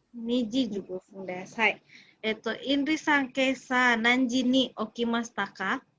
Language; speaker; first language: Japanese; non-native, fluent; Indonesian